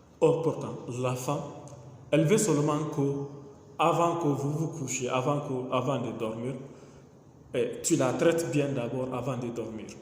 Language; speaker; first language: French; non-native, local second language; Mandingo